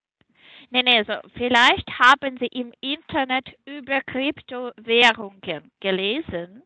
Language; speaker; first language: German; non-native, fluent; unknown